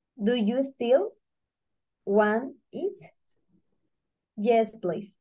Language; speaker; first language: English; non-native, learner; Spanish